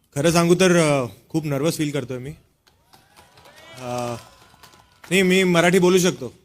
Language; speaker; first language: Marathi; non-native, local second language; Hindi